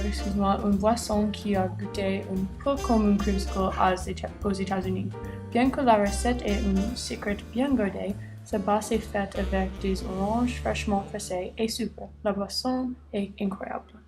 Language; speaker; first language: French; non-native, learner; English